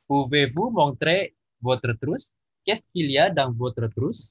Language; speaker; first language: French; non-native, learner; Indonesian